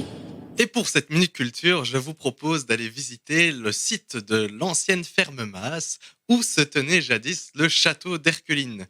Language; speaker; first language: French; native; French